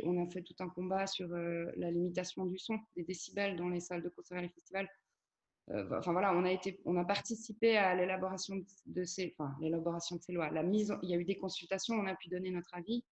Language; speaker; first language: French; native; French